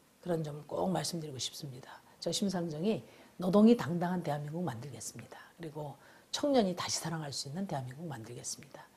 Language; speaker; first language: Korean; native; Korean